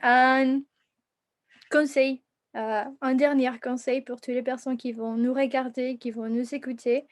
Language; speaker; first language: French; non-native, fluent; Spanish